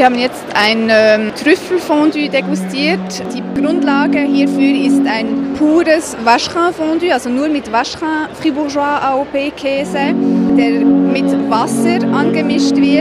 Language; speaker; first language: German; native; German